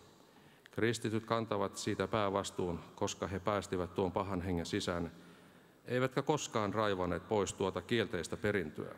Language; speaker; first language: Finnish; native; Finnish